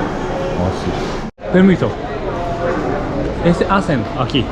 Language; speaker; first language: Spanish; non-native, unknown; Japanese